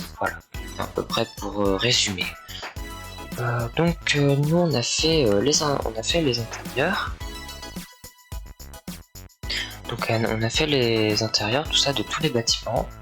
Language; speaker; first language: French; native; French